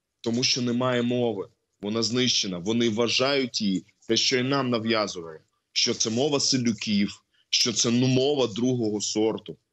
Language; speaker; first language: Ukrainian; non-native, local second language; Russian